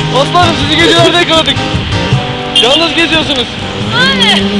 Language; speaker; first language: Turkish; native; Turkish